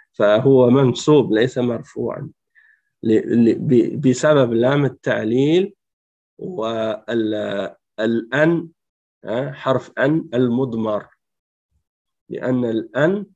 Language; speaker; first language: Arabic; non-native, fluent; French